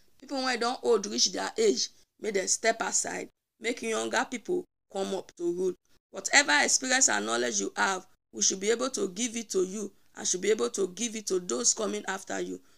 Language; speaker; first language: Nigerian Pidgin; native; Nigerian Pidgin